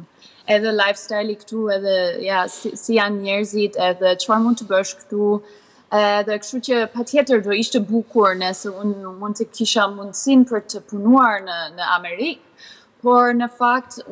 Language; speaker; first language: Albanian; early bilingual, heritage; Albanian